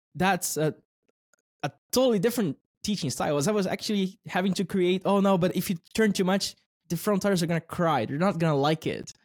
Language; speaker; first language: English; non-native, fluent; Portuguese